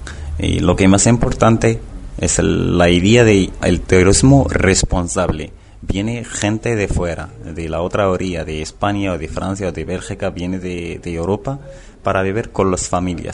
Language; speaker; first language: Spanish; non-native, learner; Arabic